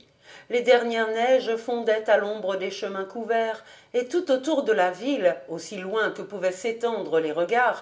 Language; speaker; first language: French; native; French